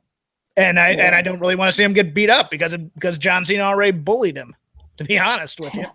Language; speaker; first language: English; native; English